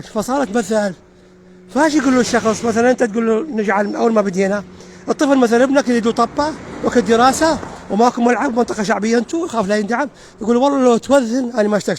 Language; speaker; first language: Arabic; native; Arabic